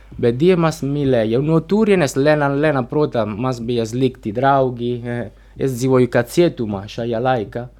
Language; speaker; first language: Latvian; non-native, learner; Italian